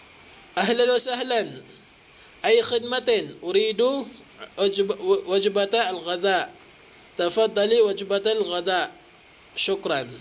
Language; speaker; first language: Arabic; non-native, fluent; Filipino